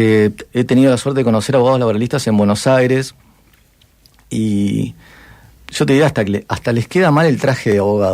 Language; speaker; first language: Spanish; native; Spanish